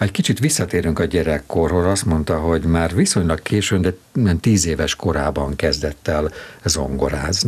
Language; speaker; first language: Hungarian; native; Hungarian